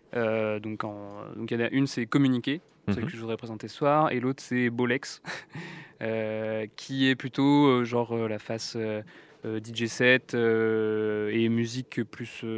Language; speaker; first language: French; native; French